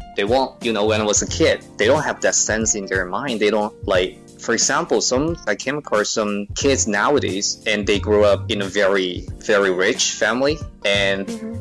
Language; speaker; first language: English; non-native, fluent; Chinese